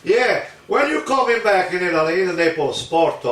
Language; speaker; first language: English; non-native, learner; Italian